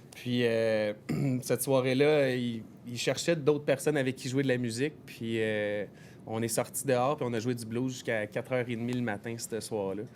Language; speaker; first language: French; native; French